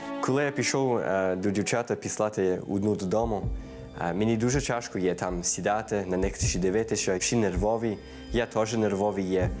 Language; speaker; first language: Ukrainian; early bilingual, heritage; Ukrainian